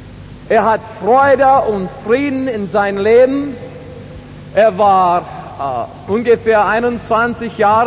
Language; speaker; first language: German; non-native, learner; English